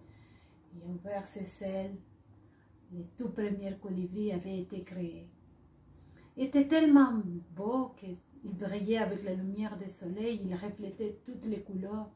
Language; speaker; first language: French; non-native, fluent; Spanish